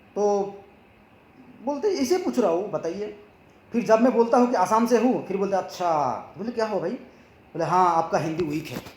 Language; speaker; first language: Hindi; non-native, local second language; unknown